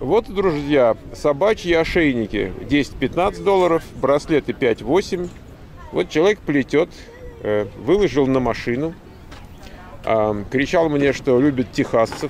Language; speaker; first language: Russian; native; Russian